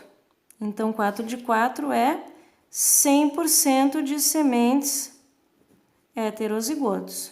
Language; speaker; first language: Portuguese; native; Portuguese